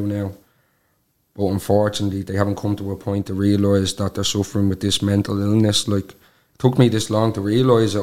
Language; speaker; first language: English; native; English